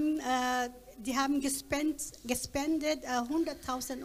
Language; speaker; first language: German; non-native, learner; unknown